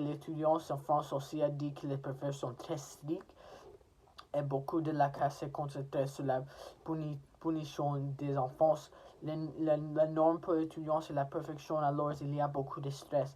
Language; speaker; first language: French; non-native, learner; English